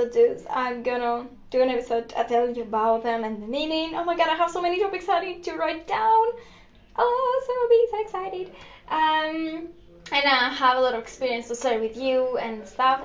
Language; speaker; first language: English; non-native, fluent; Greek